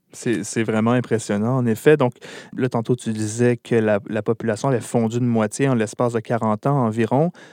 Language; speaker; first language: French; native; French